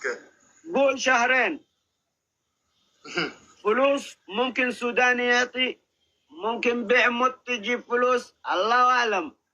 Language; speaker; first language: Arabic; non-native, learner; Oromo